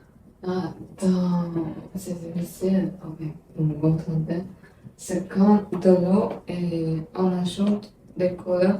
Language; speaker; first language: French; non-native, learner; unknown